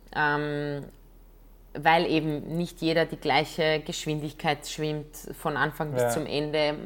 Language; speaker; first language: German; non-native, fluent; Croatian